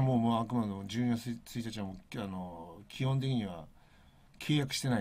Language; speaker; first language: Japanese; native; Japanese